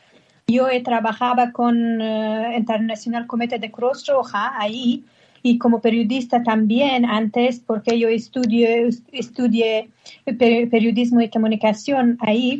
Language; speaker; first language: Spanish; non-native, learner; Persian